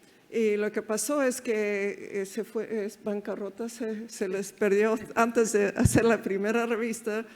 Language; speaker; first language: Spanish; early bilingual, heritage; Spanish